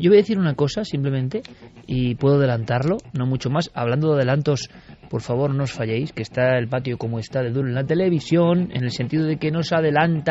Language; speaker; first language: Spanish; native; Spanish